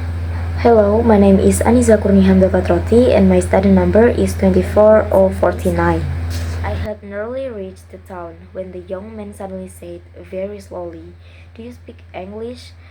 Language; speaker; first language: English; non-native, learner; Indonesian